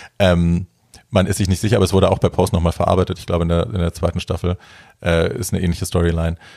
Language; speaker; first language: German; native; German